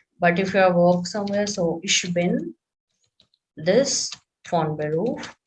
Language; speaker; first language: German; non-native, fluent; Hindi